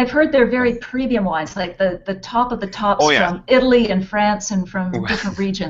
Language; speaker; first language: English; native; English